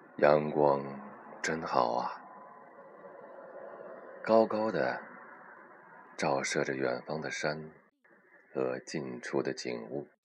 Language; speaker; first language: Chinese; native; Chinese